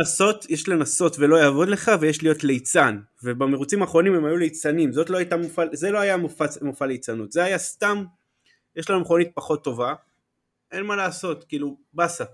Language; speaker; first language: Hebrew; native; Hebrew